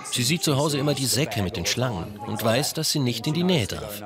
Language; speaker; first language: German; non-native, fluent; English